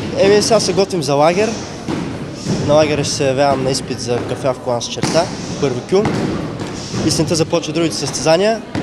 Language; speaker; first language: Bulgarian; native; Bulgarian